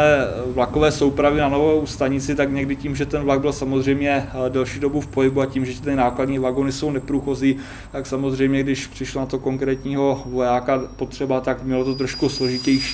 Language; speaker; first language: Czech; native; Czech